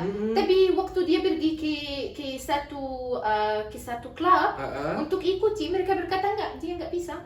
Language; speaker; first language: Indonesian; non-native, learner; Arabic